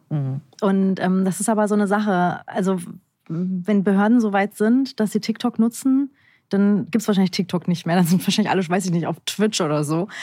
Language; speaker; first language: German; early bilingual, other home language; Turkish